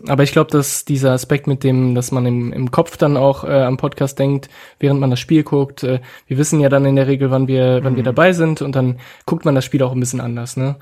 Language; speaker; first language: German; non-native, fluent; French